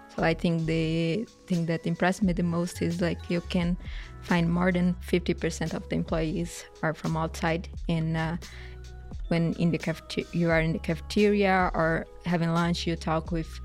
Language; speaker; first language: English; non-native, fluent; Portuguese